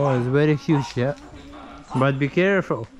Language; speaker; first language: English; non-native, learner; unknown